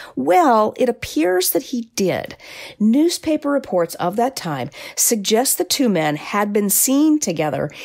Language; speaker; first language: English; native; English